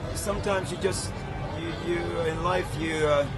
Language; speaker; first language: English; non-native, fluent; Swedish